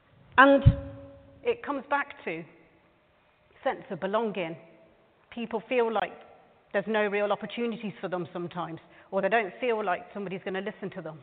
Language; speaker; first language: English; native; English